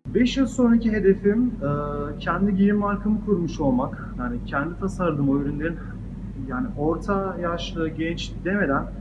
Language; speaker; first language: Turkish; native; Turkish